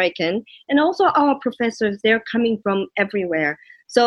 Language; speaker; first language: English; non-native, fluent; Japanese